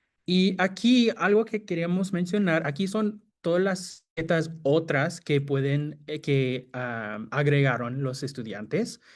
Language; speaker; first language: Spanish; non-native, fluent; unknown